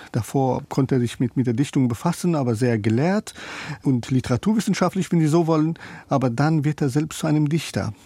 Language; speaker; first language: German; non-native, fluent; Persian